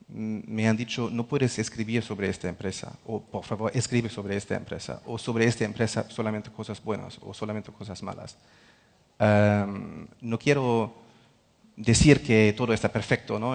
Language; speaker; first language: Spanish; non-native, fluent; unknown